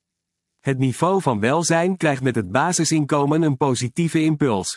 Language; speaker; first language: Dutch; native; Dutch